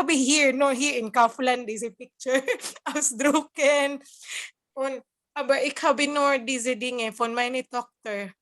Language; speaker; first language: German; non-native, learner; Cebuano